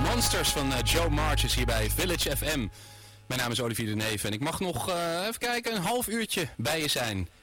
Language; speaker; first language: Dutch; native; Dutch